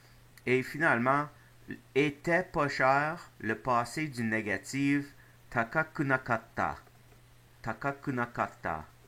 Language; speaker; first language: French; non-native, fluent; English